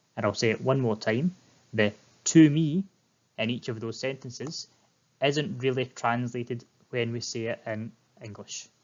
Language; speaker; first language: English; native; English